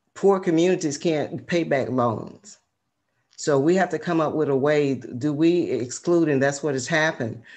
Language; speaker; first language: English; native; English